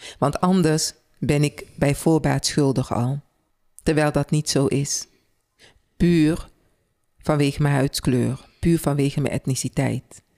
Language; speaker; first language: Dutch; early bilingual, other home language; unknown